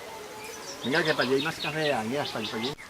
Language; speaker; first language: Spanish; native; Spanish